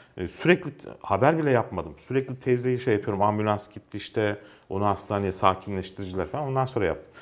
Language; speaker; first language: Turkish; native; Turkish